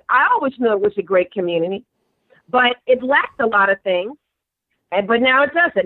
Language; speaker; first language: English; native; English